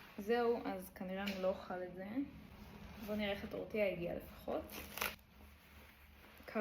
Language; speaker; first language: Hebrew; native; Hebrew